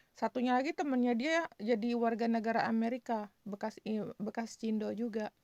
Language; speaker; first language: Indonesian; native; Indonesian